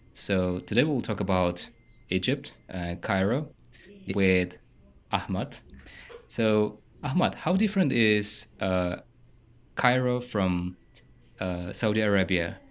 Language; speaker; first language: English; non-native, fluent; Tajik